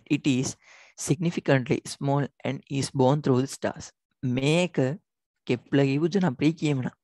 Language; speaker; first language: English; non-native, local second language; Sinhala